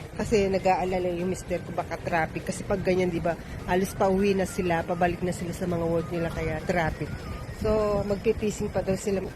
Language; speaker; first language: Filipino; native; Filipino